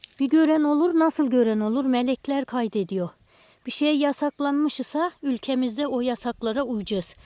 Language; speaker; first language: Turkish; native; Turkish